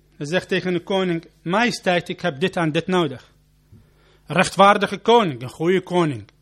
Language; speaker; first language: Dutch; non-native, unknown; Arabic